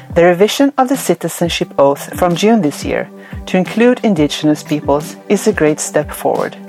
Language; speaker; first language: English; non-native, fluent; Swedish